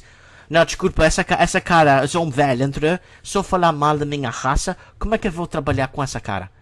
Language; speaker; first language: Portuguese; non-native, learner; English